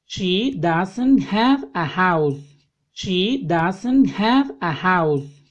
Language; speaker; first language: English; non-native, fluent; Spanish